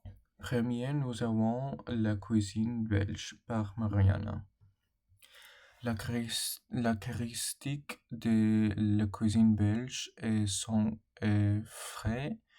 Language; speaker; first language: French; non-native, learner; English